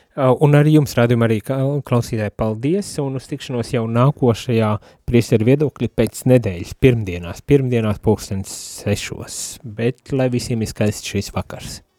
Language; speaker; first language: Latvian; native; Latvian